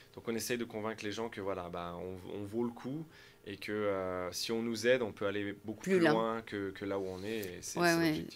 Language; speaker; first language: French; native; French